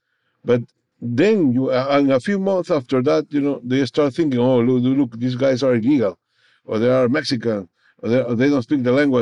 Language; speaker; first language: English; non-native, learner; Spanish